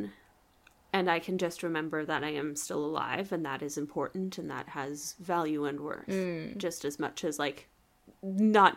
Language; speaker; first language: English; native; English